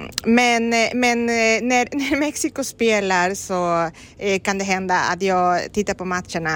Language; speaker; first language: Swedish; non-native, fluent; Spanish